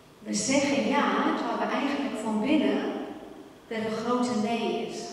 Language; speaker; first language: Dutch; non-native, fluent; English